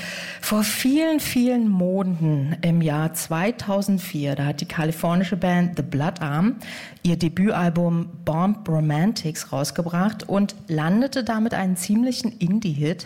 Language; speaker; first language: German; native; German